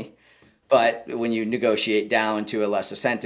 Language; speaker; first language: English; native; English